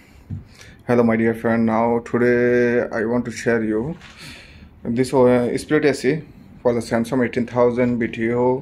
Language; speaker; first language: English; non-native, learner; Bangla